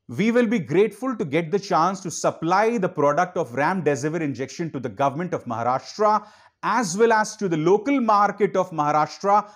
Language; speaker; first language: Hindi; native; Hindi